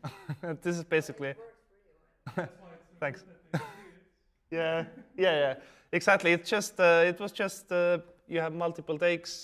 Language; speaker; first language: English; non-native, fluent; Estonian